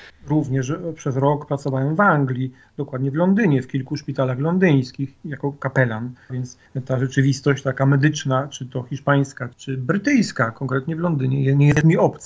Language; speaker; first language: Polish; native; Polish